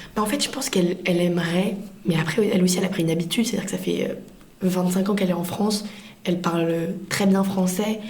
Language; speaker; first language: French; early bilingual, other home language; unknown